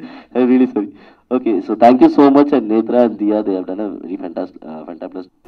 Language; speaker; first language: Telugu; non-native, learner; Tamil